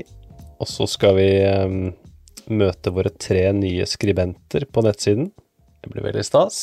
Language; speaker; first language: Norwegian; native; Norwegian